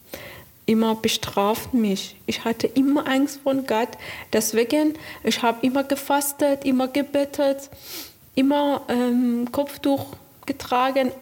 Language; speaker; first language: German; non-native, learner; Persian